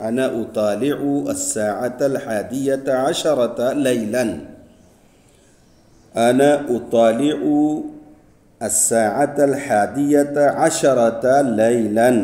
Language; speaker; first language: Arabic; non-native, fluent; Urdu